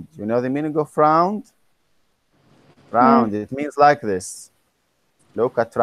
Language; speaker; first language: English; non-native, fluent; Arabic